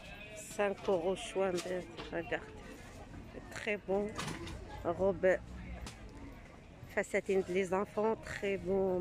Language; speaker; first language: French; non-native, learner; Arabic